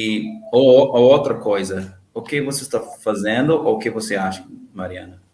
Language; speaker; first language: Portuguese; non-native, learner; English